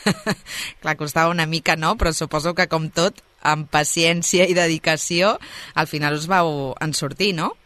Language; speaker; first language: Catalan; native; Catalan